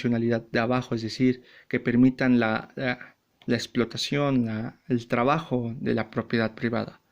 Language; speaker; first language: Spanish; native; Spanish